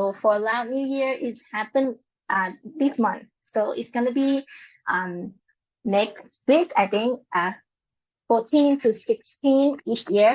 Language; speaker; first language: English; non-native, learner; Lao